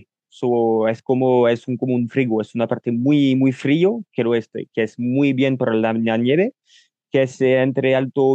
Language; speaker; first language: Spanish; non-native, learner; French